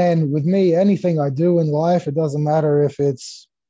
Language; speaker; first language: English; early bilingual, other home language; Greek